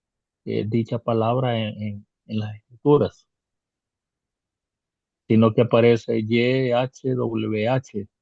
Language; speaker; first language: Spanish; native; Spanish